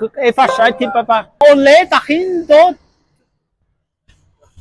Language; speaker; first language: Welsh; non-native, learner; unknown